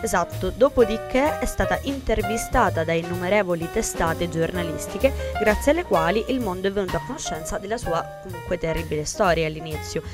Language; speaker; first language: Italian; native; Italian